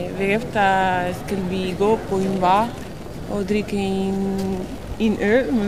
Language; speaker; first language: Danish; non-native, learner; Spanish